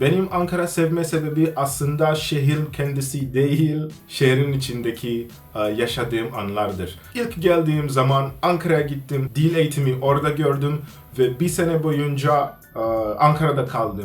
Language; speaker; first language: Turkish; non-native, fluent; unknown